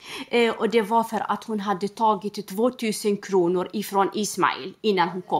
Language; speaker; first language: Swedish; non-native, fluent; Arabic